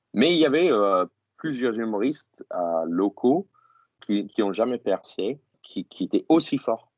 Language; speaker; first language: French; non-native, fluent; English